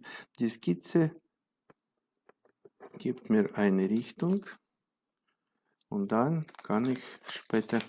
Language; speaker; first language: German; non-native, fluent; Russian